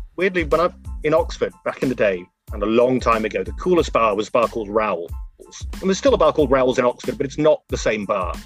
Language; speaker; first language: English; native; English